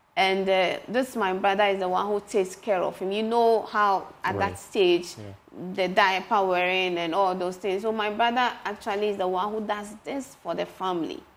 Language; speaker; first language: English; non-native, local second language; Ga